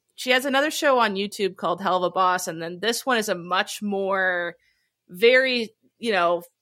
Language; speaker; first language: English; native; English